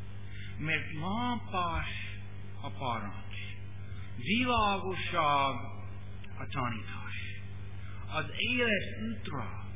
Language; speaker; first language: Hungarian; non-native, learner; English